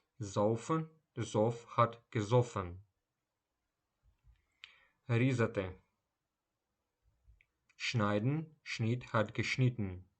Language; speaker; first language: German; non-native, fluent; Ukrainian